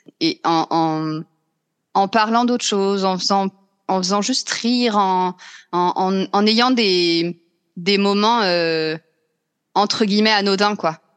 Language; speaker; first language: French; native; French